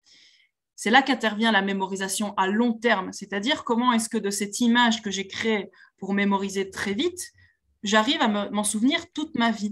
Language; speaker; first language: French; native; French